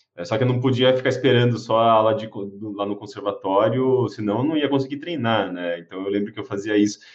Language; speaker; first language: Portuguese; native; Portuguese